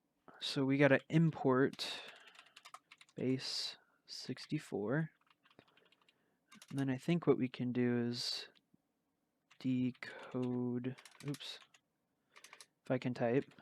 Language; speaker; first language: English; native; English